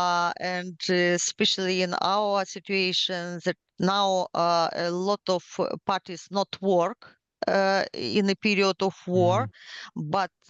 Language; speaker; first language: English; non-native, learner; Ukrainian